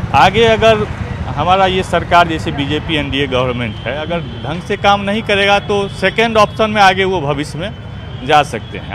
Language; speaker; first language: Hindi; native; Hindi